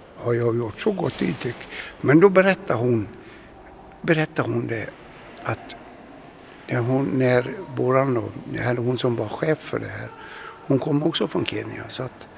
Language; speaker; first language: Swedish; native; Swedish